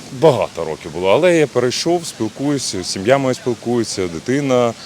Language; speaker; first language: Ukrainian; non-native, local second language; Russian